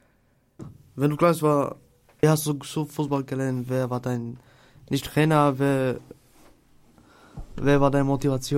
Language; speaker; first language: German; non-native, learner; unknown